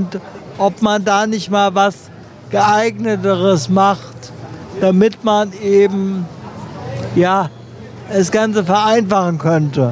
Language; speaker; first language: German; native; German